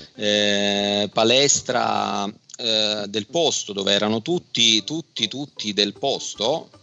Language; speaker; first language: Italian; native; Italian